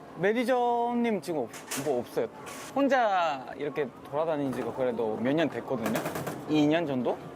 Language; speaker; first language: Korean; non-native, fluent; Japanese